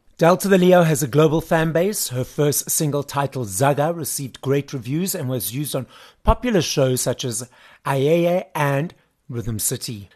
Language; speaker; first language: English; native; English